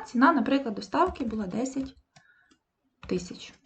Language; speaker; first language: Ukrainian; native; Ukrainian